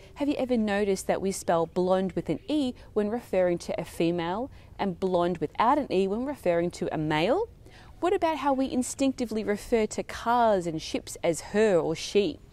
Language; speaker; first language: English; early bilingual, other home language; Italian